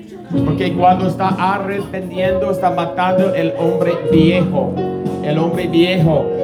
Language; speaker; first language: Spanish; non-native, learner; English